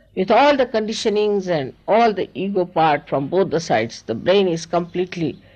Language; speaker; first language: English; non-native, local second language; Marathi